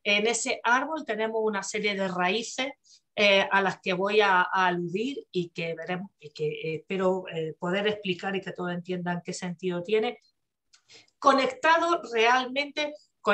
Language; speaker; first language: Spanish; native; Spanish